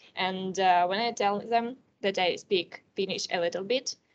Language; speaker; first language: English; non-native, learner; Russian